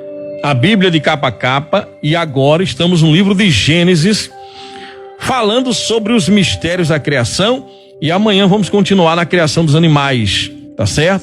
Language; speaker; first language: Portuguese; native; Portuguese